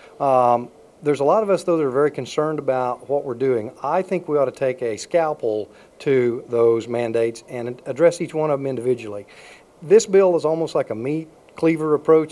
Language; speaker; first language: English; native; English